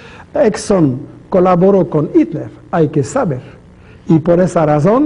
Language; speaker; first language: Spanish; non-native, fluent; French